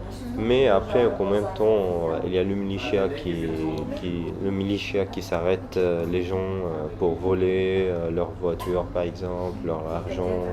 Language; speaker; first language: French; non-native, learner; Arabic